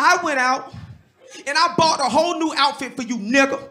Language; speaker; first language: English; native; English